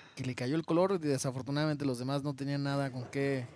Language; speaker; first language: Spanish; native; Spanish